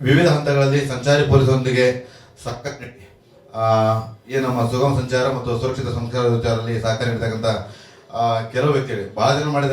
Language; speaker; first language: Kannada; native; Kannada